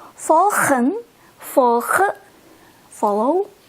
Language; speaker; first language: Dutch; non-native, fluent; Indonesian